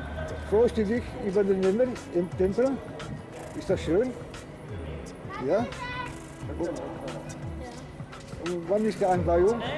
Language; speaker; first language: German; non-native, fluent; Italian